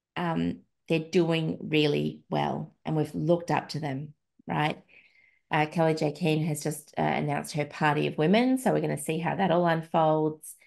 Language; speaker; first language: English; native; English